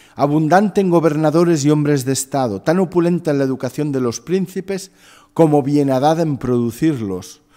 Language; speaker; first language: Spanish; non-native, local second language; Catalan